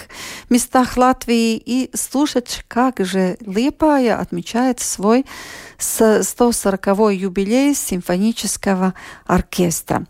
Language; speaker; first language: Russian; native; Russian